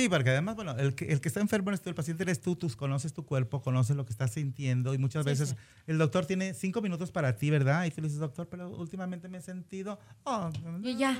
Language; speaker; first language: Spanish; native; Spanish